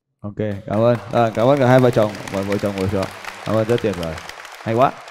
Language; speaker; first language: Vietnamese; native; Vietnamese